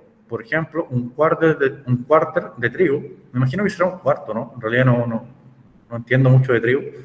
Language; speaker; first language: Spanish; native; Spanish